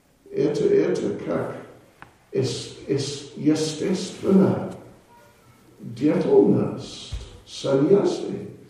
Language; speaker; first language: Russian; non-native, learner; English